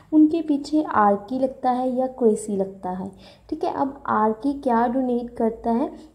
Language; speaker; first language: Hindi; native; Hindi